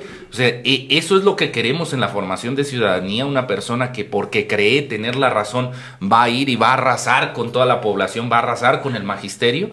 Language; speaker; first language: Spanish; native; Spanish